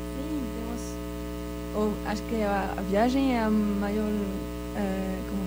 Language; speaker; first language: Portuguese; non-native, fluent; French